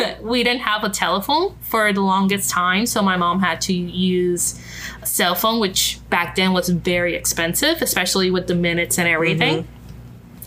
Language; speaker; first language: English; non-native, fluent; Spanish